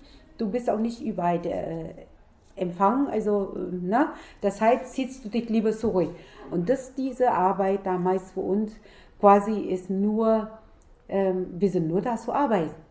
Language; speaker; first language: German; non-native, fluent; Vietnamese